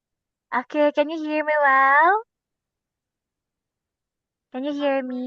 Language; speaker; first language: English; non-native, local second language; Filipino